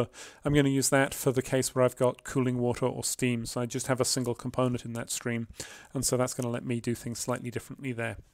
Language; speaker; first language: English; native; English